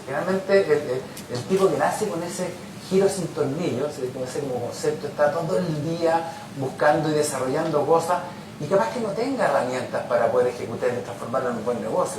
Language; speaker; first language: Spanish; native; Spanish